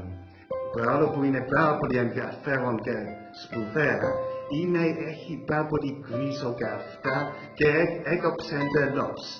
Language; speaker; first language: Greek; early bilingual, heritage; English